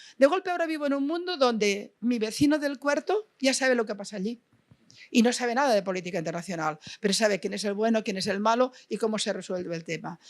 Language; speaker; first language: Spanish; non-native, local second language; Catalan